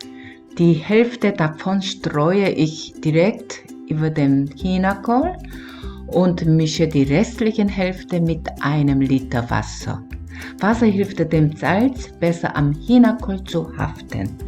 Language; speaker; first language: German; non-native, learner; Korean